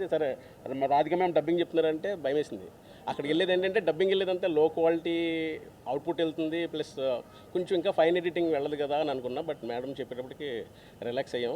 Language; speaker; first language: Telugu; native; Telugu